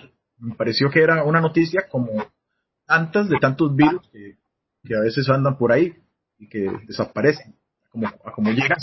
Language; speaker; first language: Spanish; native; Spanish